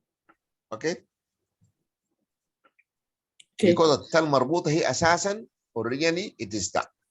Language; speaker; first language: Arabic; native; Arabic